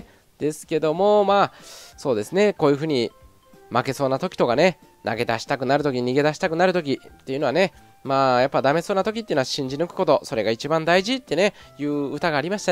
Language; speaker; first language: Japanese; native; Japanese